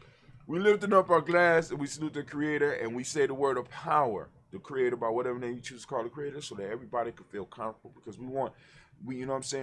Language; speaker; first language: English; native; English